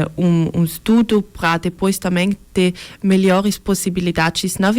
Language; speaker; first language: Portuguese; early bilingual, heritage; Portuguese